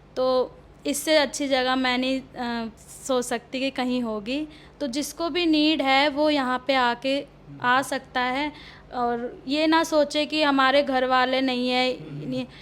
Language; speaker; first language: Hindi; early bilingual, other home language; Odia